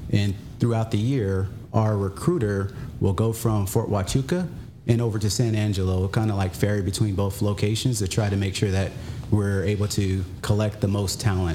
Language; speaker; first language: English; native; English